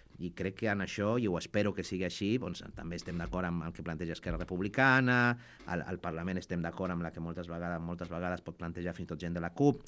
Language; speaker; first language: Catalan; non-native, fluent; Spanish